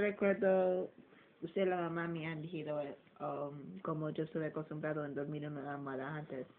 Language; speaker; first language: Spanish; early bilingual, heritage; English